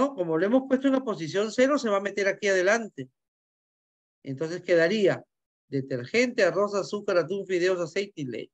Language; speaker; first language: Spanish; native; Spanish